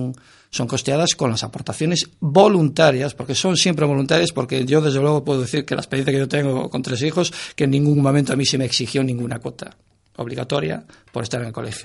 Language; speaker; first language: Spanish; native; Spanish